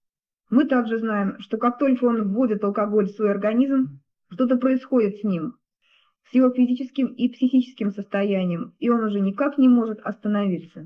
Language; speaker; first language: Russian; native; Russian